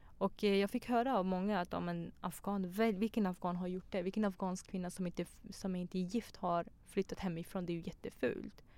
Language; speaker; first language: Swedish; early bilingual, other home language; Persian